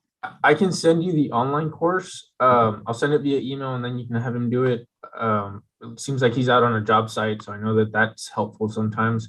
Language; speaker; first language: English; native; English